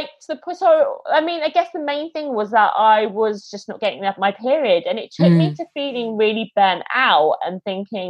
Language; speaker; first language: English; native; English